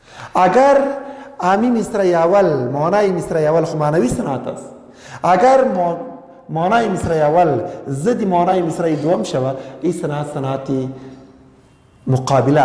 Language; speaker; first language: Persian; non-native, local second language; Pashto